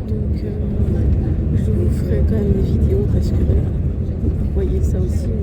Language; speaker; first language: French; native; French